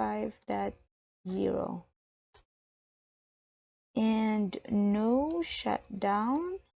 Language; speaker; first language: English; non-native, learner; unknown